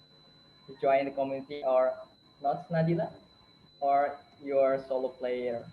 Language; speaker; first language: English; non-native, learner; Indonesian